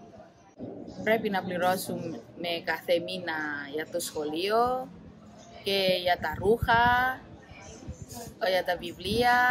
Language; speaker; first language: Greek; non-native, fluent; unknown